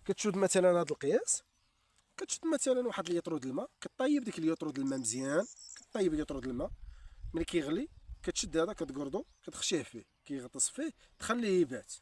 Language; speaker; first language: Arabic; native; Arabic